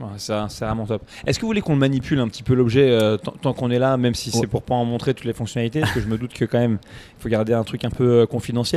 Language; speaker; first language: French; native; French